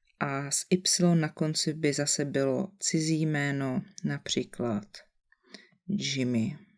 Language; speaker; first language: Czech; native; Czech